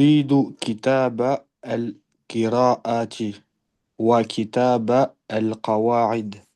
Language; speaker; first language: Arabic; non-native, learner; French